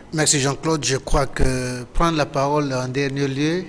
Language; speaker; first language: French; non-native, local second language; Lingala